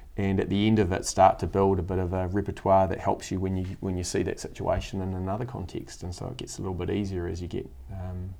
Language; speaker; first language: English; native; English